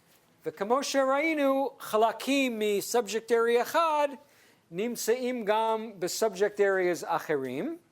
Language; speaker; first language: Hebrew; non-native, fluent; English